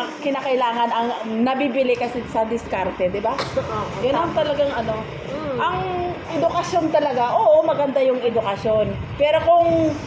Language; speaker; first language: Filipino; non-native, local second language; Cebuano